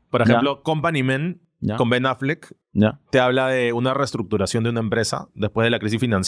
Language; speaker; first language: Spanish; native; Spanish